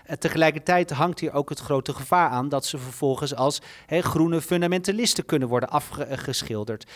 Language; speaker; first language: Dutch; native; Dutch